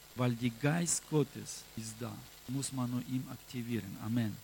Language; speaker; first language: German; non-native, learner; Russian